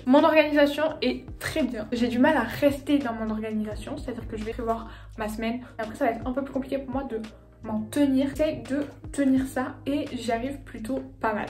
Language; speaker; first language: French; native; French